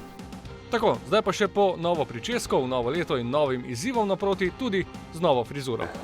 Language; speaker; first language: Slovenian; native; Slovenian